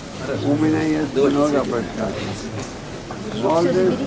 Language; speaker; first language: Russian; non-native, learner; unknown